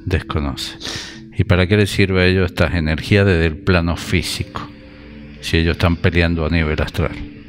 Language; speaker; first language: Spanish; native; Spanish